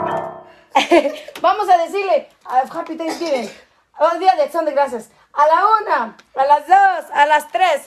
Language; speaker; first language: Spanish; native; Spanish